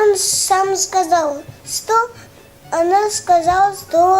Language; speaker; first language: Russian; non-native, local second language; Tajik